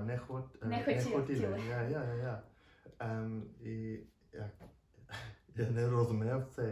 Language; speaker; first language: Ukrainian; non-native, learner; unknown